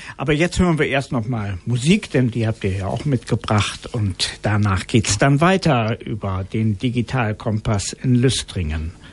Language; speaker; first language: German; native; German